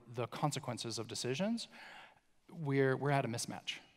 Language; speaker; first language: English; native; English